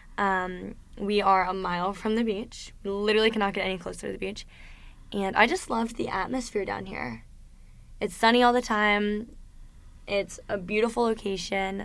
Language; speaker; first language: English; native; English